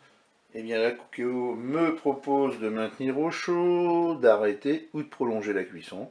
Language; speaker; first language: French; native; French